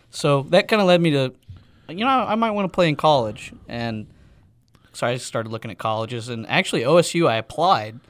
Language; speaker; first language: English; native; English